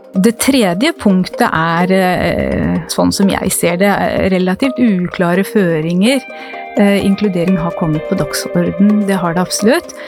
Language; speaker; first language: Norwegian; native; Norwegian